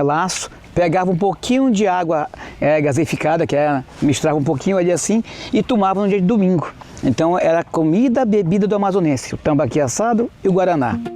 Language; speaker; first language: Portuguese; native; Portuguese